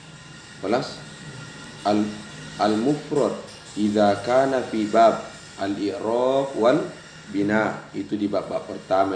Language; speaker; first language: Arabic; non-native, fluent; Indonesian